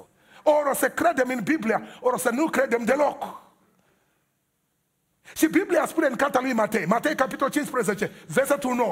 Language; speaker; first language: Romanian; non-native, learner; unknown